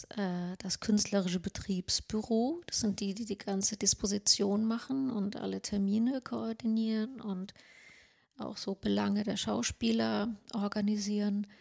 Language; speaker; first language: German; non-native, local second language; Swedish